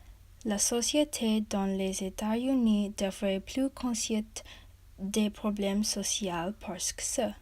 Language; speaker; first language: French; non-native, learner; English